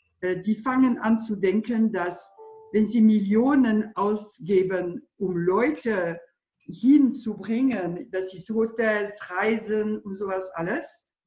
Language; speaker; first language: German; non-native, fluent; French